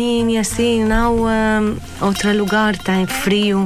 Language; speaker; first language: Portuguese; non-native, learner; Arabic